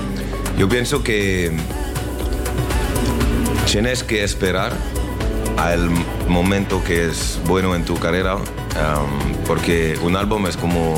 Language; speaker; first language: Spanish; non-native, learner; French